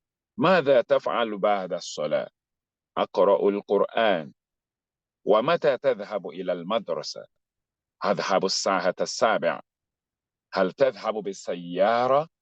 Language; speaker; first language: Arabic; non-native, fluent; English